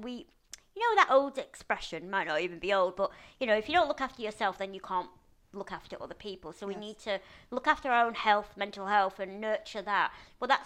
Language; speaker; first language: English; native; English